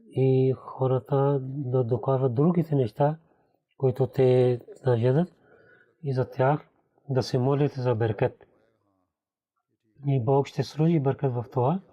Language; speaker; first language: Bulgarian; non-native, learner; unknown